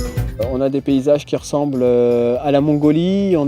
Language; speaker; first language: French; native; French